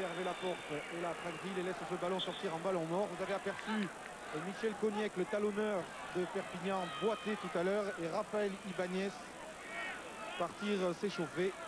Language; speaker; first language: French; native; French